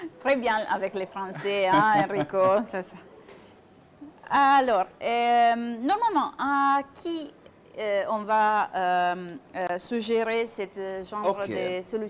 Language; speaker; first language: French; non-native, fluent; Italian